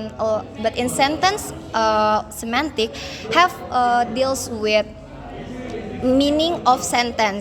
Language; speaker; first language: English; non-native, learner; Indonesian